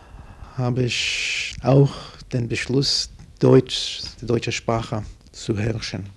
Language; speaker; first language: German; non-native, fluent; English